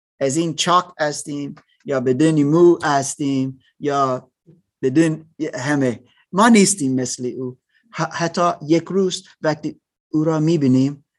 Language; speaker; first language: Persian; non-native, learner; German